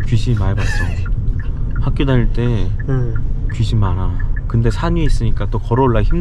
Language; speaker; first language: Korean; native; Korean